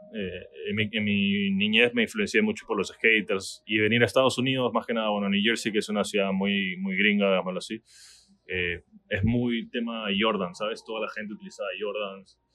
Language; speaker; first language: Spanish; native; Spanish